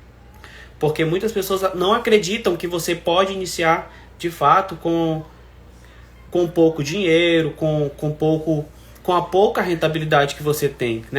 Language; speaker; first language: Portuguese; native; Portuguese